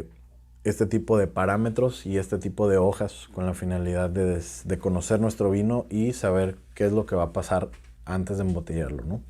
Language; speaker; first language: Spanish; native; Spanish